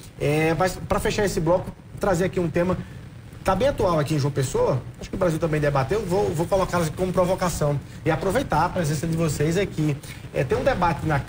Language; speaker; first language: Portuguese; native; Portuguese